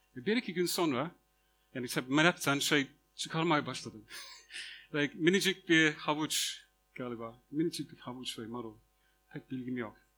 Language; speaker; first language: Turkish; non-native, fluent; English